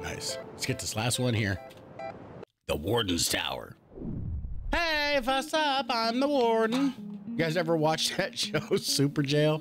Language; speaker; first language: English; native; English